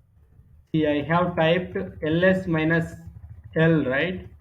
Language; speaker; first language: English; non-native, local second language; Telugu